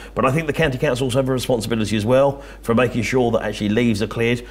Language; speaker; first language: English; native; English